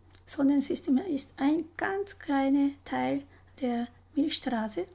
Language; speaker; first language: German; non-native, learner; Japanese